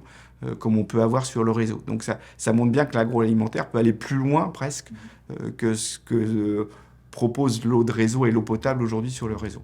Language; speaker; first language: French; native; French